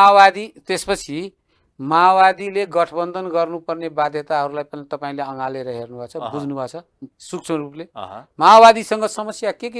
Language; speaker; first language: Nepali; native; Nepali